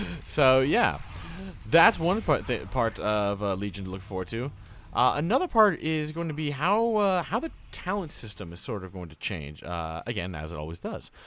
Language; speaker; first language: English; native; English